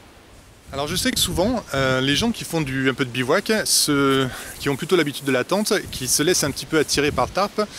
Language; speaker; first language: French; native; French